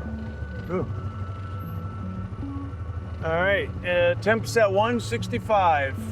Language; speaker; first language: English; native; English